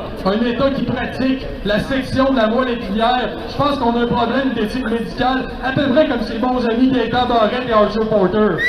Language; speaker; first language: French; native; French